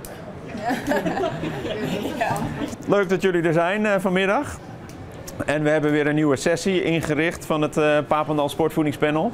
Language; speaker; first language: Dutch; native; Dutch